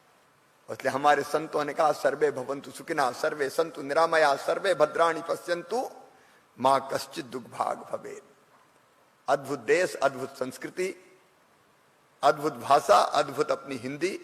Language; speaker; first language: Hindi; native; Hindi